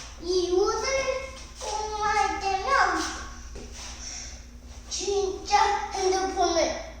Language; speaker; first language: Korean; early bilingual, heritage; Korean